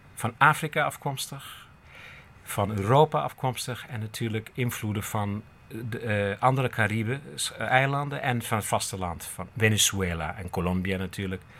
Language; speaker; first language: Dutch; non-native, fluent; English